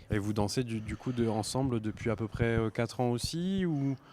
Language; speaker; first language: French; native; French